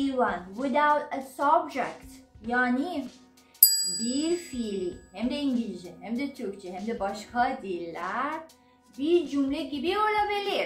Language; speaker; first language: Turkish; non-native, fluent; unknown